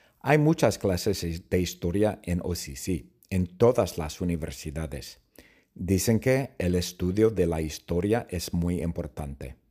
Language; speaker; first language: Spanish; non-native, fluent; English